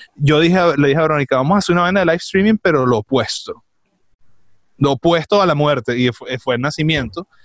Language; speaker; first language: Spanish; native; Spanish